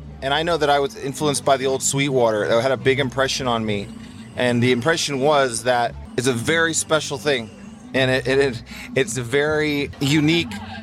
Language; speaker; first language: English; native; English